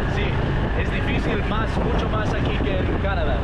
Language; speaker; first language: Spanish; non-native, learner; English